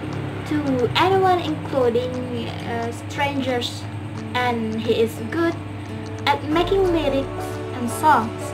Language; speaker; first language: English; non-native, learner; Indonesian